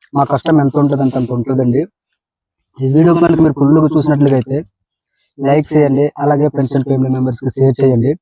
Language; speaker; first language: Telugu; non-native, local second language; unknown